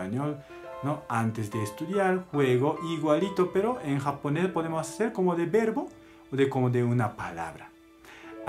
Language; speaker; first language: Spanish; non-native, learner; Japanese